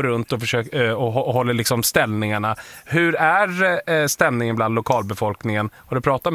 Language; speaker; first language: Swedish; native; Swedish